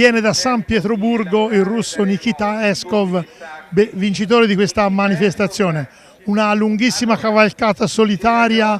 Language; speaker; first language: Italian; native; Italian